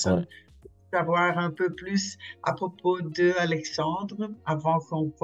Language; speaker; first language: French; non-native, fluent; Portuguese